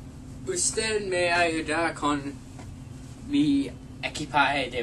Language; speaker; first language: Spanish; non-native, learner; English